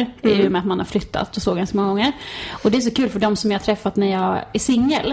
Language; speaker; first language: Swedish; native; Swedish